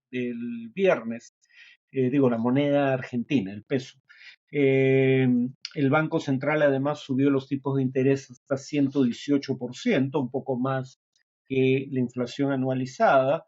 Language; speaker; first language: Spanish; native; Spanish